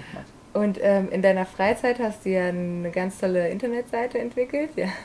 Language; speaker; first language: German; native; German